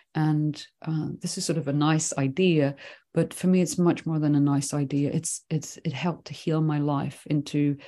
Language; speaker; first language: English; early bilingual, other home language; Swedish